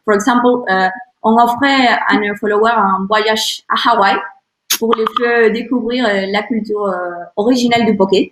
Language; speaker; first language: French; non-native, learner; Spanish